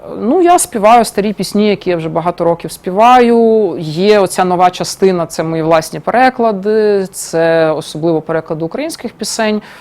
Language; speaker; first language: Ukrainian; non-native, local second language; Russian